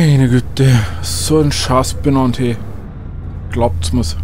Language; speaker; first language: German; native; German